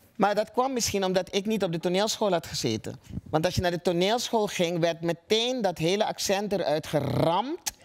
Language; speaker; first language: Dutch; native; Dutch